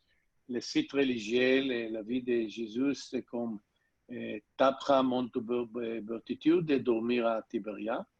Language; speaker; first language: French; non-native, learner; Hebrew